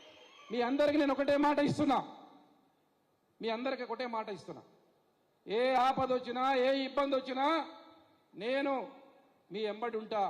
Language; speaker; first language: Telugu; native; Telugu